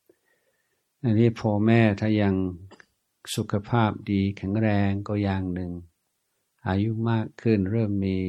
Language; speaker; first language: Thai; non-native, fluent; English